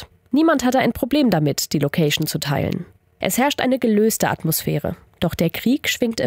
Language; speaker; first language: German; native; German